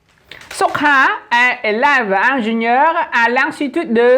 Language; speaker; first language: French; non-native, learner; Khmer